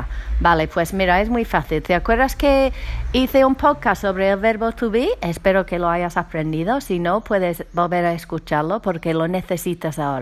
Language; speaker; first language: Spanish; non-native, fluent; English